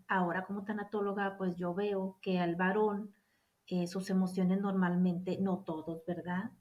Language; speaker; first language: Spanish; native; Spanish